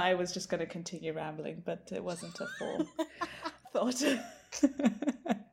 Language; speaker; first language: English; non-native, local second language; Tswana